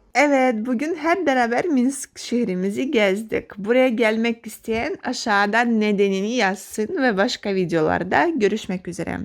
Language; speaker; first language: Turkish; non-native, fluent; Russian